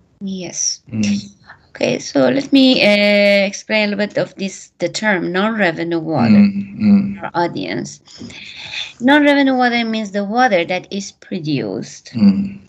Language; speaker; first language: English; non-native, fluent; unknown